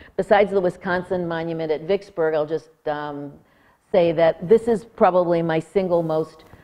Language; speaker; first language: English; native; English